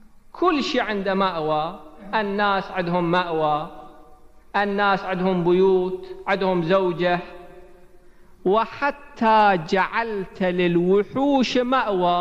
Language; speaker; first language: Arabic; native; Arabic